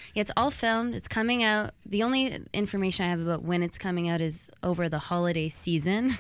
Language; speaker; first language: English; native; English